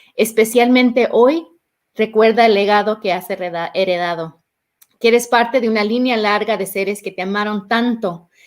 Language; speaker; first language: Spanish; early bilingual, heritage; Spanish